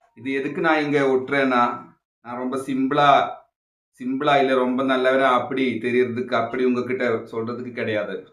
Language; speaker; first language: Tamil; non-native, local second language; Malayalam